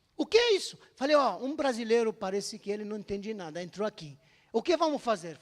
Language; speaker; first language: Portuguese; non-native, fluent; Arabic